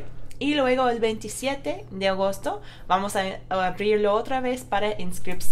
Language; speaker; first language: Spanish; non-native, fluent; English